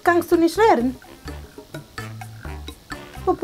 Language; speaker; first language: German; non-native, fluent; Spanish